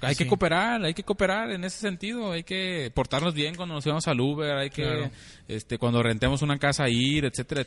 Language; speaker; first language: Spanish; native; Spanish